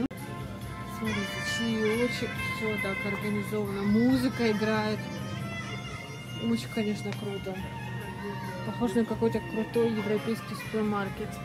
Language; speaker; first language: Russian; native; Russian